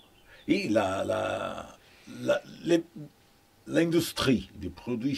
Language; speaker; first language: French; non-native, learner; Portuguese